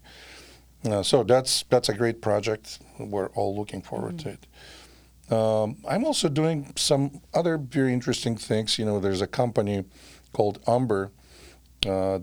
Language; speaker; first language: English; non-native, fluent; Russian